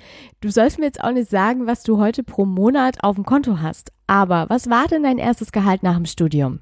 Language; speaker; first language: German; native; German